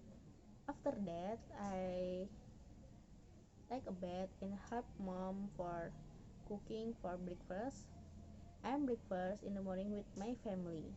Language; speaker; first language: English; non-native, learner; Indonesian